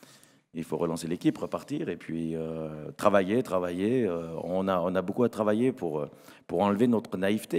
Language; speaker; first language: French; native; French